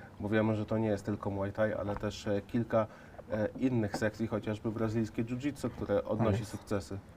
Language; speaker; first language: Polish; native; Polish